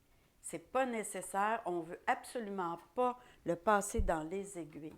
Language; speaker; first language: French; native; French